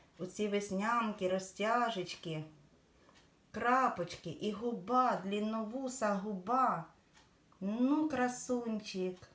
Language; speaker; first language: Ukrainian; non-native, local second language; Russian